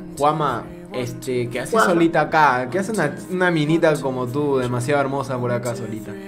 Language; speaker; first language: Spanish; native; Spanish